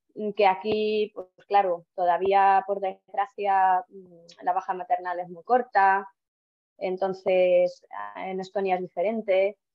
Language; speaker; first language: Spanish; non-native, fluent; Estonian